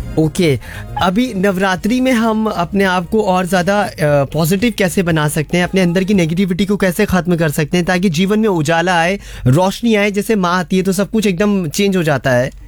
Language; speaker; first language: Hindi; native; Hindi